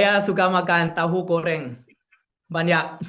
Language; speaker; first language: Indonesian; non-native, learner; Thai